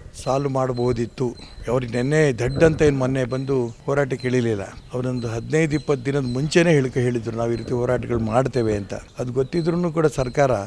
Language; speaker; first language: Kannada; native; Kannada